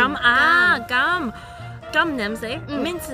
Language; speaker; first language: Korean; non-native, learner; Cantonese